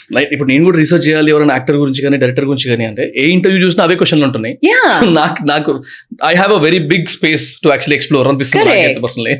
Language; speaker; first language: Telugu; native; Telugu